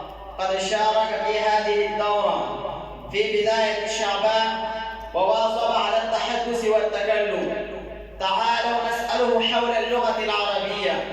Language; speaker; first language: Arabic; non-native, fluent; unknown